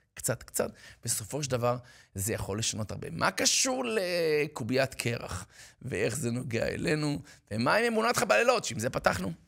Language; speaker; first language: Hebrew; native; Hebrew